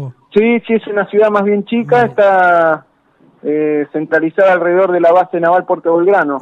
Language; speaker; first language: Spanish; native; Spanish